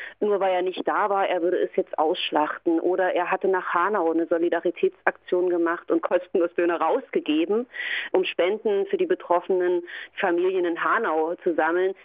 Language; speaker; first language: German; native; German